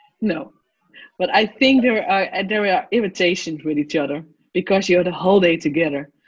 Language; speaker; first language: English; non-native, fluent; Dutch